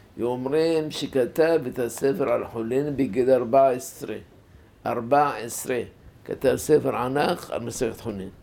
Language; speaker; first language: Hebrew; non-native, fluent; Arabic